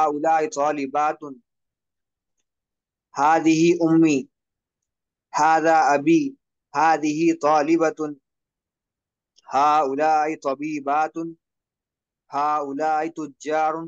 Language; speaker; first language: Arabic; non-native, learner; Urdu